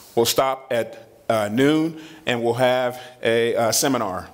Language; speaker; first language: English; native; English